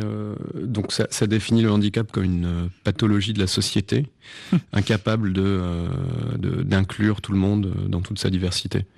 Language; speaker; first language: French; native; French